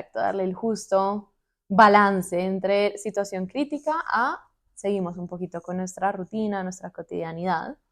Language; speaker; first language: Spanish; native; Spanish